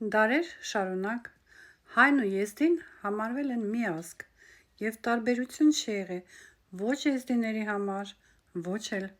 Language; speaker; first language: Armenian; native; Armenian